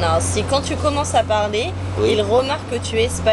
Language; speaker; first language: French; native; French